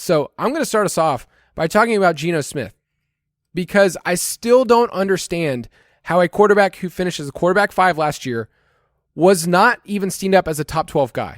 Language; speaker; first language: English; native; English